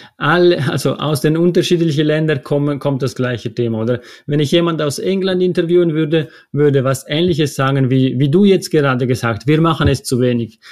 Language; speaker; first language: German; non-native, local second language; Italian